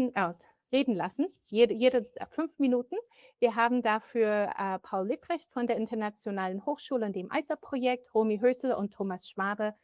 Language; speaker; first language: German; native; German